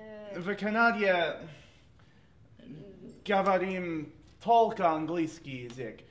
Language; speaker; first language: Russian; non-native, learner; English